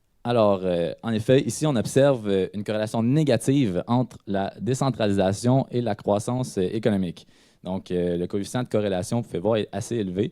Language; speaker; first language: French; native; French